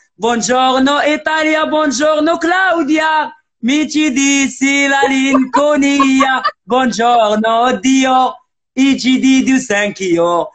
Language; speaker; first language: Italian; non-native, learner; Arabic